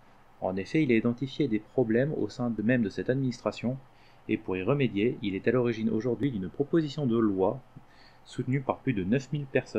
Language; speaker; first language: French; native; French